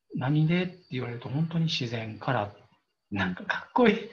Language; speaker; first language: Japanese; native; Japanese